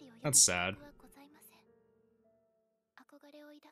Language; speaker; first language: English; native; English